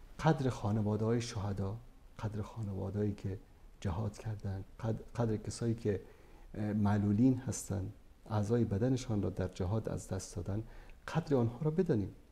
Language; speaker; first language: Persian; native; Persian